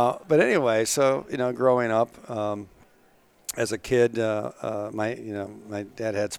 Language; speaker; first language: English; native; English